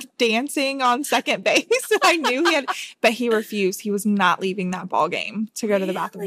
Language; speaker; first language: English; native; English